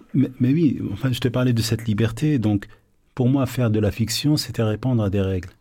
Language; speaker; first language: French; non-native, local second language; Arabic